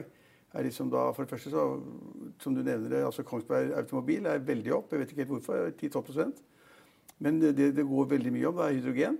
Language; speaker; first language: Norwegian; native; Norwegian